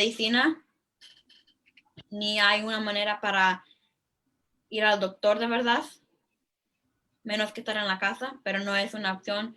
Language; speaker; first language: Spanish; early bilingual, heritage; Spanish